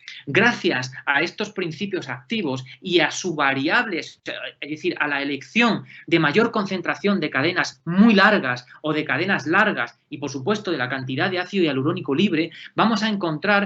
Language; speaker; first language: Spanish; native; Spanish